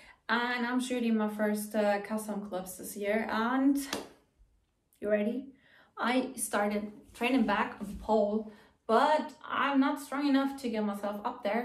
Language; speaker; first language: English; non-native, fluent; German